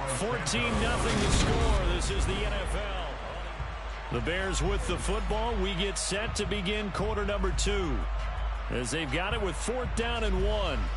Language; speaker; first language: English; native; English